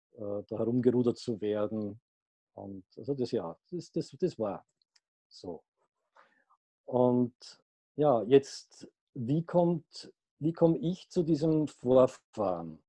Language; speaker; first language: German; native; German